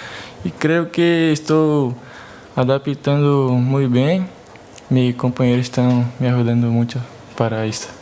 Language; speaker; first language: Spanish; non-native, learner; Portuguese